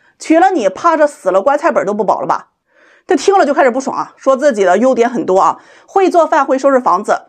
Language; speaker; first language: Chinese; native; Chinese